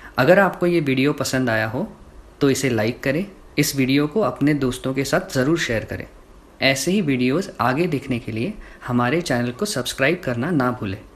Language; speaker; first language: Hindi; non-native, local second language; Marathi